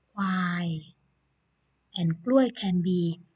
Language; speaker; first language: English; non-native, learner; Chinese